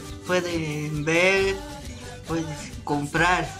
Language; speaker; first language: Spanish; non-native, local second language; Aymara